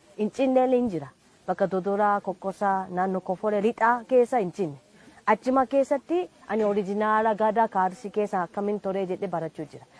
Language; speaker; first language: Oromo; non-native, fluent; Japanese